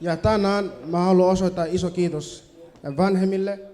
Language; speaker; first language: Finnish; early bilingual, other home language; Swahili